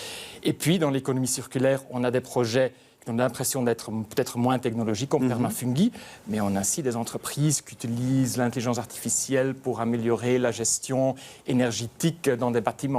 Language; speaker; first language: French; native; French